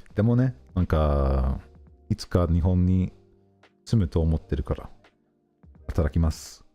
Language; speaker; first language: Japanese; non-native, learner; English